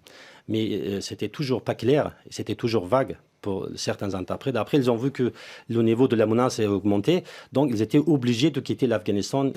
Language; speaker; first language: French; non-native, fluent; Persian